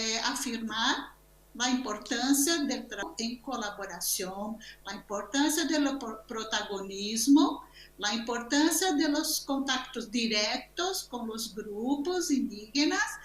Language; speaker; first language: Spanish; non-native, learner; Portuguese